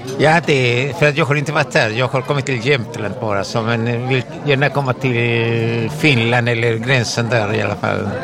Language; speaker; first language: Swedish; non-native, fluent; Spanish